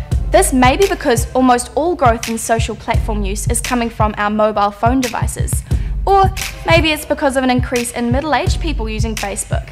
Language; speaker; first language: English; native; English